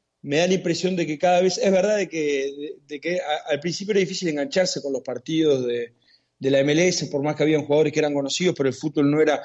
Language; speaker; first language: Spanish; native; Spanish